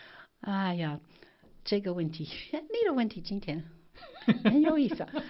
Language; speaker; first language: Chinese; non-native, fluent; English